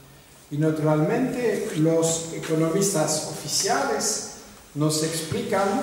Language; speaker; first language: Spanish; non-native, fluent; French